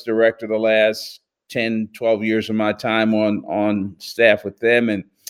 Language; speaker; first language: English; native; English